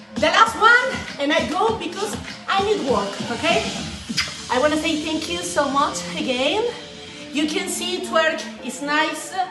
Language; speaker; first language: English; non-native, learner; Spanish